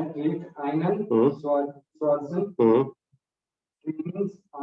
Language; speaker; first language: German; non-native, learner; Hindi